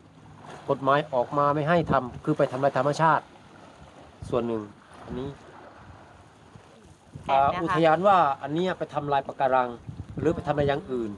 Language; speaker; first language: Thai; non-native, local second language; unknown